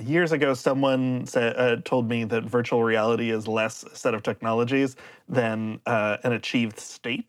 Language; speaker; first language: English; native; English